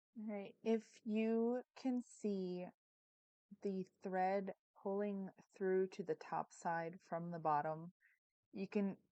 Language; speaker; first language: English; native; English